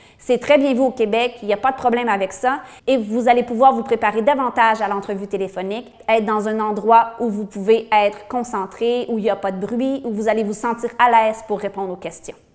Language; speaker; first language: French; native; French